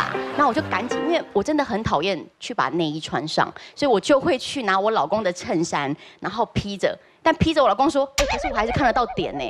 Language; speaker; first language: Chinese; native; Chinese